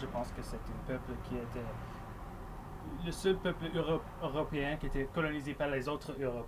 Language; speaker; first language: French; non-native, local second language; English